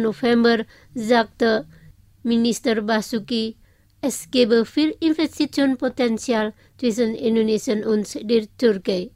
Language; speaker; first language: German; non-native, fluent; Indonesian